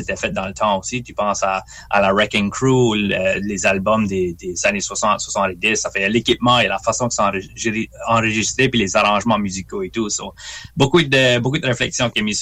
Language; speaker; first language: French; native; French